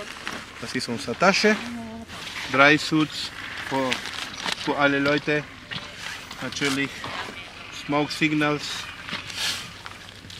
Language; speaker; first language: German; non-native, fluent; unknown